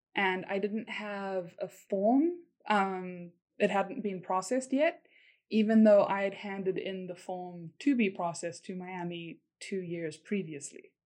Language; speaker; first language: English; native; English